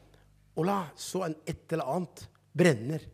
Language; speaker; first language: Norwegian; non-native, fluent; Arabic